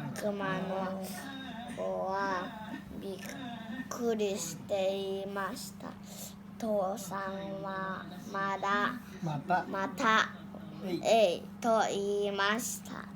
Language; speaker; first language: Japanese; non-native, learner; Thai